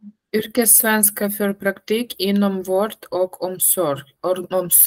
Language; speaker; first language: Swedish; non-native, learner; Russian